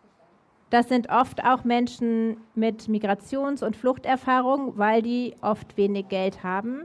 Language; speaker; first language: German; native; German